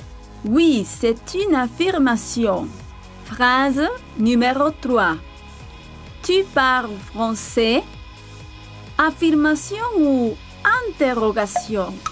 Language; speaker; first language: French; non-native, fluent; Spanish